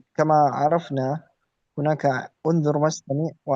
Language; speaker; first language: Arabic; non-native, learner; Indonesian